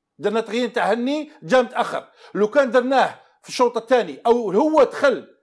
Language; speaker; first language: Arabic; native; Arabic